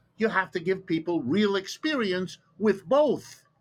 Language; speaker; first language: English; early bilingual, other home language; German